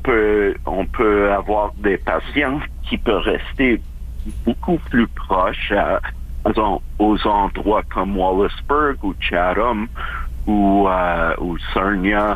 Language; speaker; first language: French; non-native, local second language; English